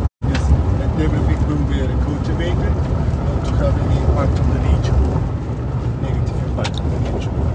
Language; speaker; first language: English; non-native, fluent; Bulgarian